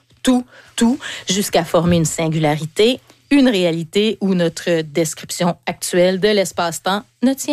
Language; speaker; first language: French; native; French